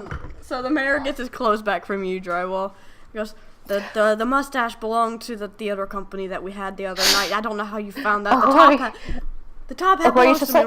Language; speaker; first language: English; native; English